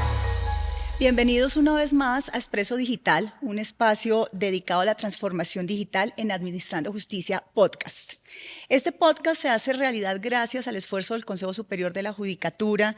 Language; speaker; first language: Spanish; native; Spanish